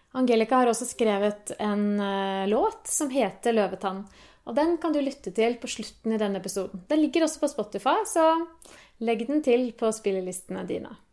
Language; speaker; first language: Norwegian; native; Norwegian